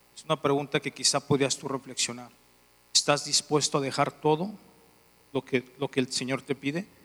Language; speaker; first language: Spanish; native; Spanish